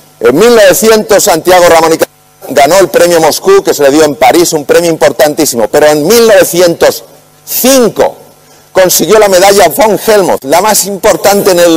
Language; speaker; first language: Spanish; native; Spanish